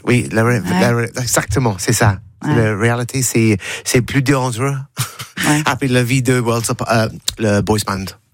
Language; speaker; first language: French; non-native, learner; English